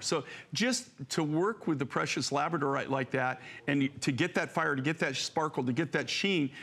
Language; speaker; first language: English; native; English